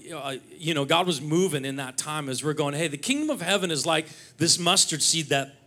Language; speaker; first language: English; native; English